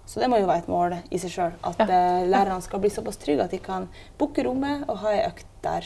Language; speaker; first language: Norwegian; native; Norwegian